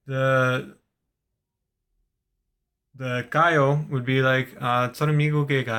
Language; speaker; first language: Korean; non-native, fluent; English